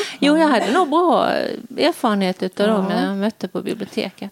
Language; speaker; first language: Swedish; native; Swedish